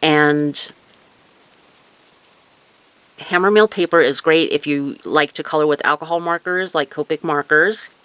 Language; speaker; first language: English; native; English